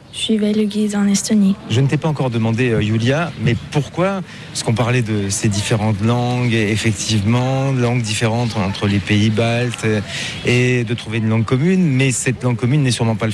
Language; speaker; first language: French; native; French